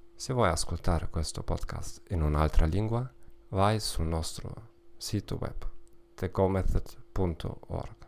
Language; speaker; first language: Italian; non-native, learner; German